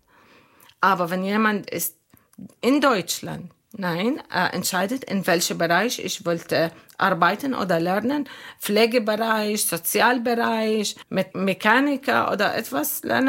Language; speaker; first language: German; non-native, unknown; Arabic